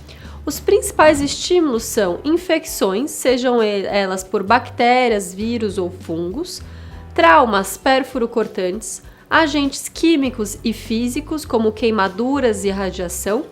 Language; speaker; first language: Portuguese; native; Portuguese